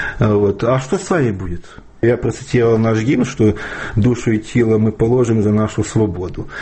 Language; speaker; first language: Russian; native; Russian